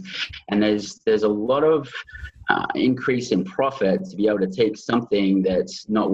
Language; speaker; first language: English; native; English